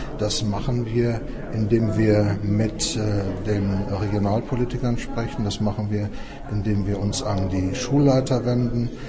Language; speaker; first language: German; native; German